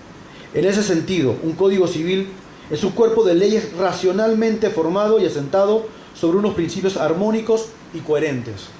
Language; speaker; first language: Spanish; native; Spanish